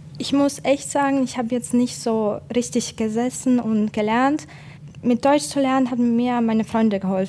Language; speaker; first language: German; non-native, fluent; Ukrainian